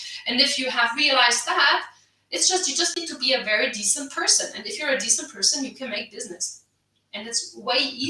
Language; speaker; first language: English; non-native, fluent; German